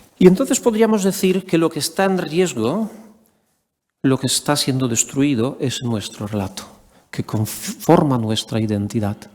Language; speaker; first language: Spanish; non-native, fluent; Polish